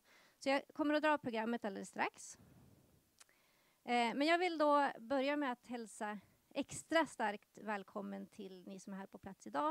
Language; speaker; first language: Swedish; native; Swedish